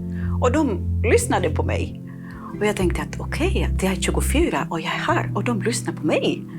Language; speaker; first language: Swedish; non-native, fluent; Catalan